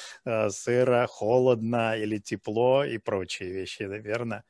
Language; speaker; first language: Russian; native; Russian